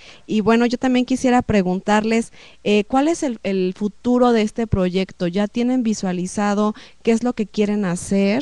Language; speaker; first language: Spanish; native; Spanish